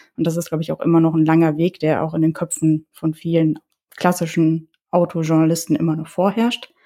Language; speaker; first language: German; early bilingual, other home language; Polish